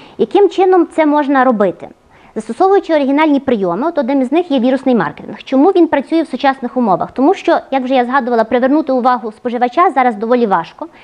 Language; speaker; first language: Ukrainian; native; Ukrainian